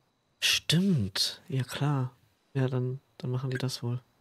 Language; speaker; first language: German; native; German